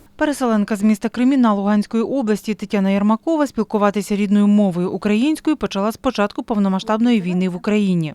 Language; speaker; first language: Ukrainian; native; Ukrainian